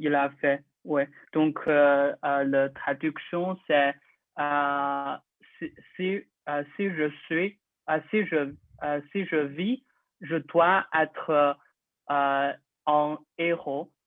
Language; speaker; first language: French; non-native, learner; Chinese